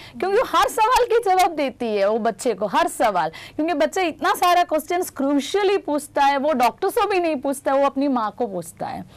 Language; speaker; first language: Hindi; non-native, local second language; Gujarati